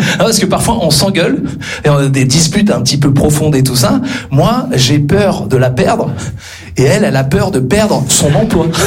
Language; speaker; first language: French; native; French